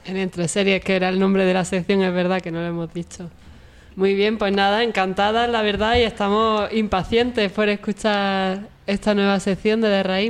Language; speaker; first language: Spanish; native; Spanish